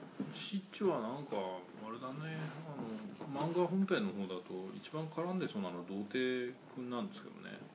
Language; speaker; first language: Japanese; native; Japanese